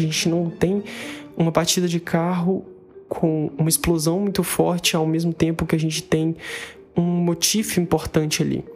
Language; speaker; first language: Portuguese; native; Portuguese